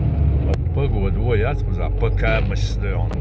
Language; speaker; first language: Russian; non-native, local second language; Chechen